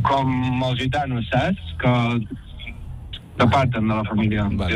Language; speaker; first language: Catalan; early bilingual, other home language; Arabic